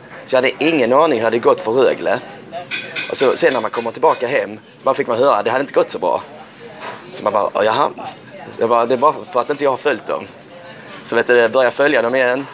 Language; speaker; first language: Swedish; native; Swedish